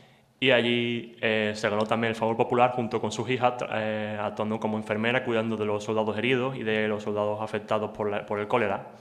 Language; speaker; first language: Spanish; native; Spanish